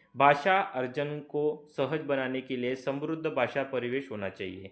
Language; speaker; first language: Hindi; non-native, local second language; Marathi